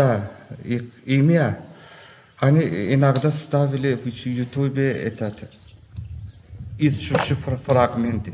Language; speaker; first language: Russian; non-native, local second language; Azerbaijani